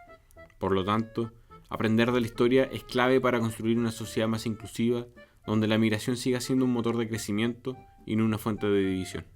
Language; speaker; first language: Spanish; native; Spanish